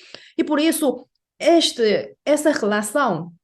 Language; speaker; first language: Portuguese; non-native, fluent; Chinese